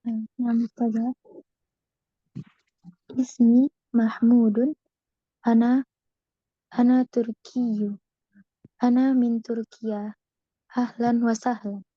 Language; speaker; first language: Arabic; non-native, learner; Indonesian